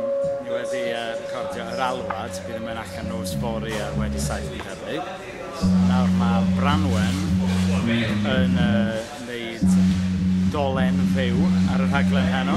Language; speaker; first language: Welsh; native; Welsh